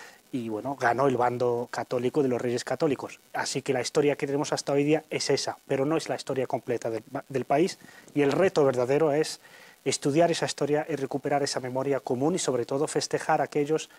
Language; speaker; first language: Spanish; native; Spanish